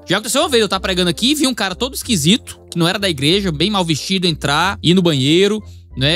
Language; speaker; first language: Portuguese; native; Portuguese